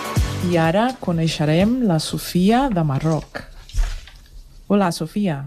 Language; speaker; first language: Catalan; non-native, learner; Portuguese